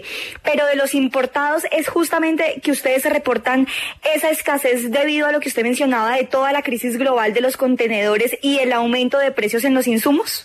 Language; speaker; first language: Spanish; native; Spanish